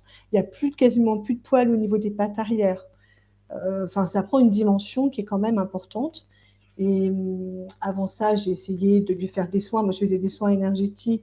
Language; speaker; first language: French; native; French